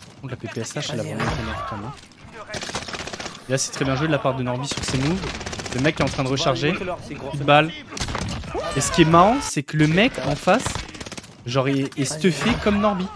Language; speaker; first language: French; native; French